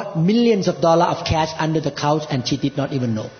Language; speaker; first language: English; non-native, fluent; Thai